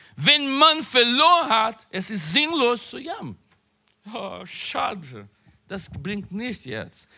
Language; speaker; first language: German; non-native, learner; Portuguese